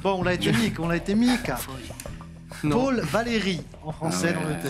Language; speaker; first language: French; non-native, local second language; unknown